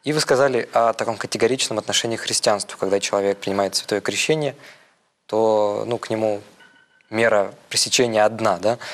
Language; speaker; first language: Russian; native; Russian